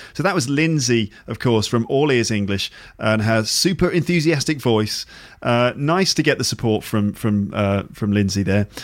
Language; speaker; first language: English; native; English